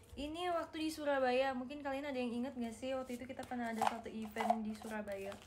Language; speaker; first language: Indonesian; native; Indonesian